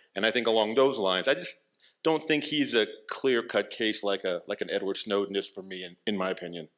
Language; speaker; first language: English; native; English